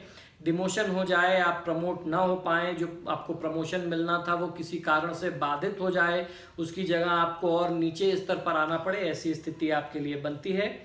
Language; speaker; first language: Hindi; native; Hindi